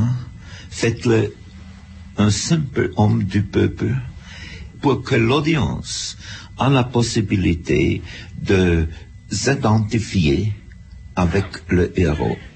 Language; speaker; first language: French; non-native, fluent; German